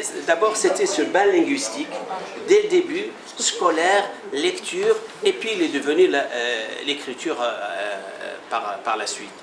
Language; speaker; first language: French; non-native, local second language; Arabic